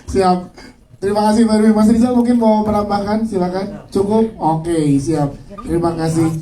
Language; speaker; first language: Indonesian; native; Indonesian